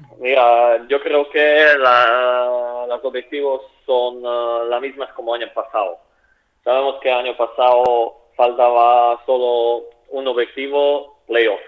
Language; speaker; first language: Spanish; non-native, fluent; Slovak